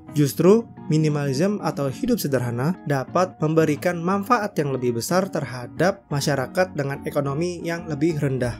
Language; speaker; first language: Indonesian; native; Indonesian